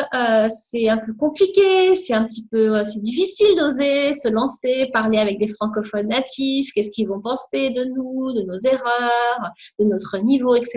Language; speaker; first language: French; native; French